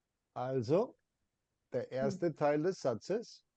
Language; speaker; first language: German; non-native, fluent; English